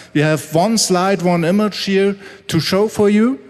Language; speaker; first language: English; non-native, fluent; German